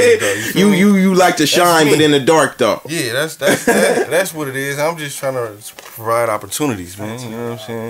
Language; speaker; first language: English; native; English